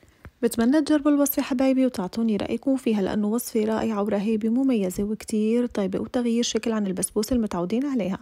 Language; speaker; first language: Arabic; native; Arabic